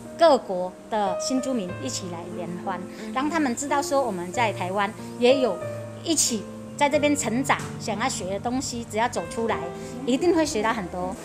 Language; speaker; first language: Chinese; early bilingual, heritage; Chinese